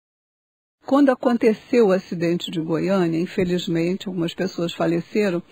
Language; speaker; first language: Portuguese; native; Portuguese